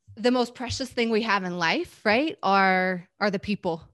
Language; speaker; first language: English; native; English